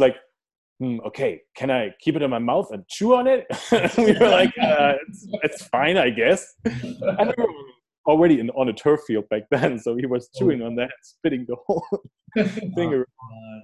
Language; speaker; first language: English; early bilingual, other home language; German